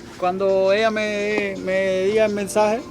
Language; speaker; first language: Spanish; native; Spanish